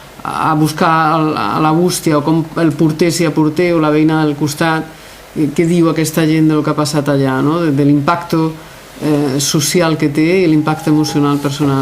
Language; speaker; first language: Catalan; native; Catalan